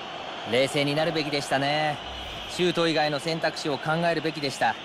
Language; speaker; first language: Japanese; native; Japanese